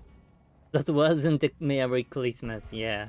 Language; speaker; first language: English; non-native, learner; Japanese